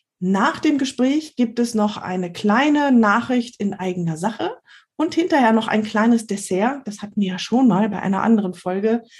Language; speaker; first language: German; native; German